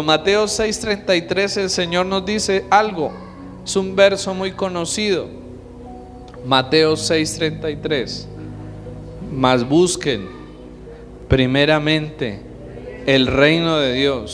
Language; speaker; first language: Spanish; native; Spanish